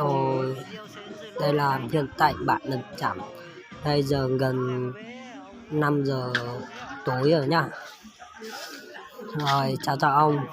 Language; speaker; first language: Vietnamese; non-native, local second language; Hmong